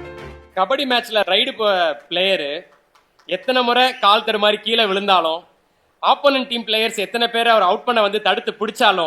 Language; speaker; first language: Tamil; native; Tamil